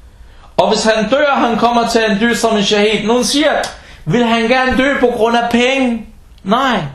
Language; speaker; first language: Danish; early bilingual, other home language; Arabic